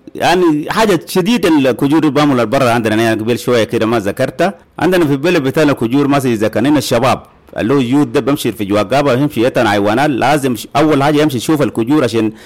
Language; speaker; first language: Arabic; non-native, local second language; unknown